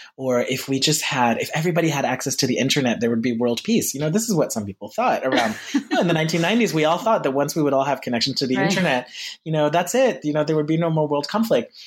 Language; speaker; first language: English; early bilingual, heritage; French